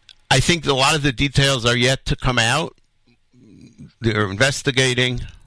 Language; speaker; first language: English; native; English